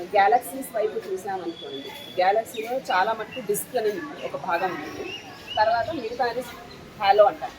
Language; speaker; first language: Telugu; native; Telugu